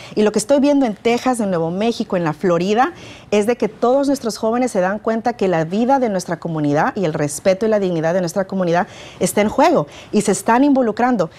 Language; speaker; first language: Spanish; native; Spanish